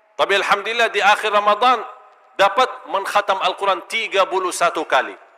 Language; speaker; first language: Malay; non-native, fluent; Arabic